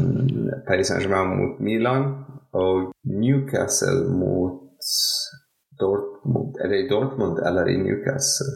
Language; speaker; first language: Norwegian; non-native, fluent; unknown